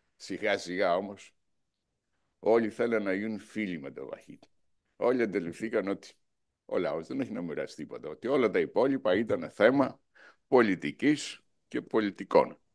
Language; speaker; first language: Greek; non-native, local second language; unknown